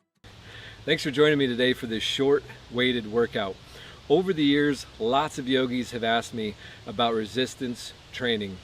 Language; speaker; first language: English; native; English